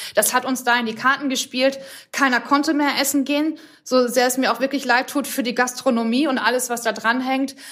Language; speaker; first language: German; native; German